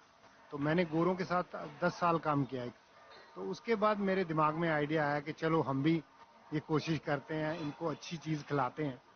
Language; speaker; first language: Hindi; native; Hindi